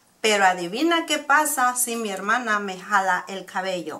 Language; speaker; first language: Spanish; early bilingual, heritage; Spanish